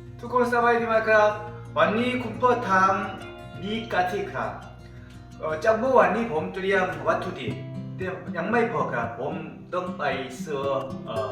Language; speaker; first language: Thai; non-native, learner; Korean